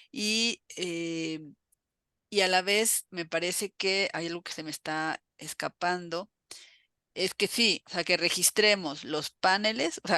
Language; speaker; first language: Spanish; native; Spanish